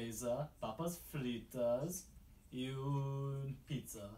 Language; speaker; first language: Spanish; non-native, learner; English